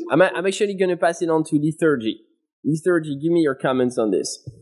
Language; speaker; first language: English; non-native, fluent; French